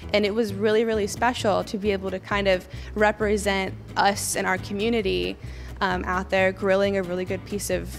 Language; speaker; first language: English; native; English